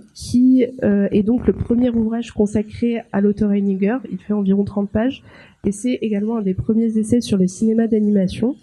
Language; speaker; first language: French; native; French